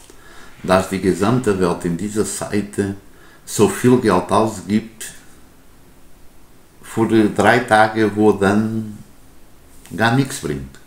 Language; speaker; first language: German; non-native, learner; Portuguese